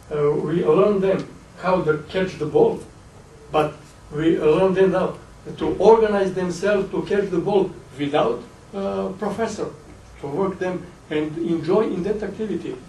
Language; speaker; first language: English; non-native, fluent; Serbian